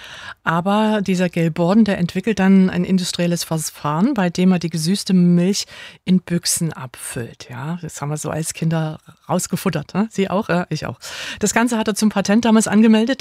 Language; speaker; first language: German; native; German